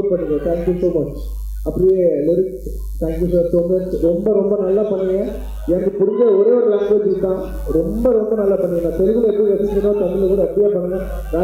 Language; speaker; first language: Tamil; non-native, local second language; Telugu